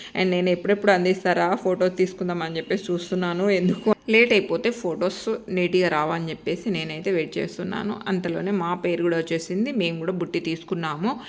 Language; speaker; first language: Telugu; non-native, local second language; Lambadi